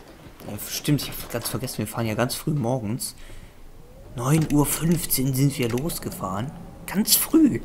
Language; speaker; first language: German; native; German